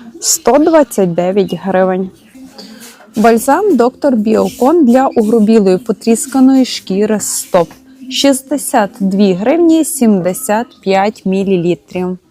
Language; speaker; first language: Ukrainian; native; Ukrainian